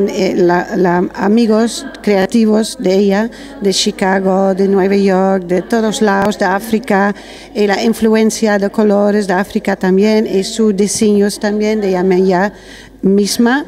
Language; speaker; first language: Spanish; non-native, learner; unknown